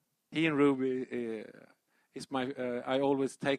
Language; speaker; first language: English; non-native, fluent; Swedish